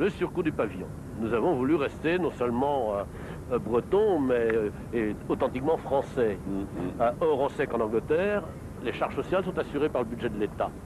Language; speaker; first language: French; native; French